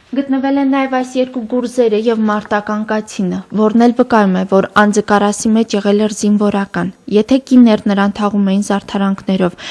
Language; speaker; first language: Armenian; native; Armenian